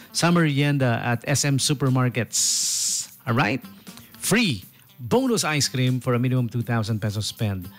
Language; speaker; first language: English; non-native, local second language; Filipino